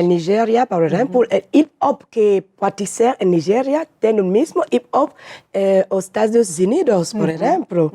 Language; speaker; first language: Portuguese; non-native, learner; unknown